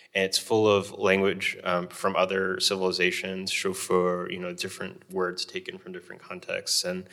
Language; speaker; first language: English; native; English